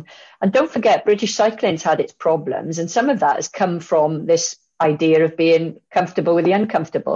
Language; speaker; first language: English; native; English